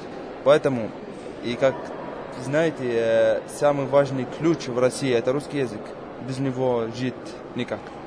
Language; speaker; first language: Russian; non-native, fluent; Arabic